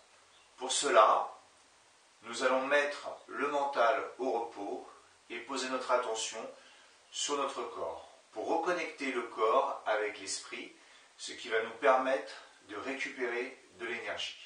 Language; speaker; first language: French; native; French